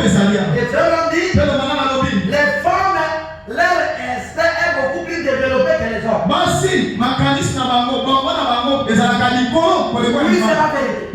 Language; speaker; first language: French; non-native, local second language; Lingala